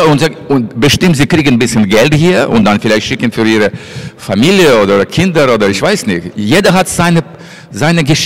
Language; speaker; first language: German; non-native, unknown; Russian